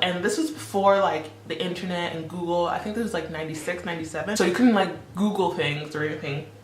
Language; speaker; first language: English; early bilingual, other home language; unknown